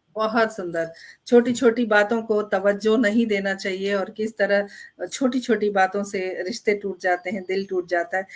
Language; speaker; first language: Hindi; native; Hindi